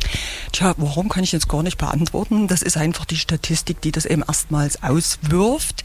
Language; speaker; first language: German; native; German